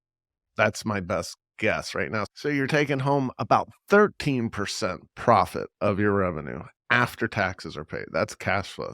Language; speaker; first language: English; native; English